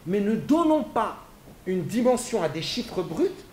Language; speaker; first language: French; non-native, local second language; Arabic